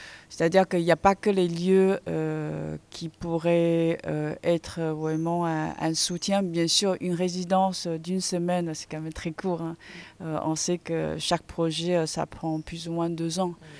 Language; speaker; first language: French; non-native, fluent; Chinese